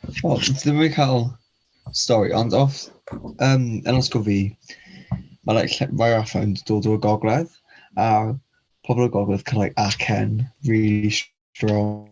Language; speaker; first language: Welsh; non-native, local second language; English